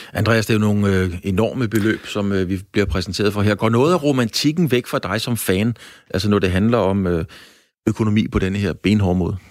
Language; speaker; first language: Danish; native; Danish